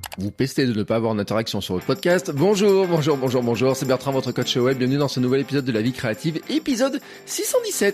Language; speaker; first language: French; native; French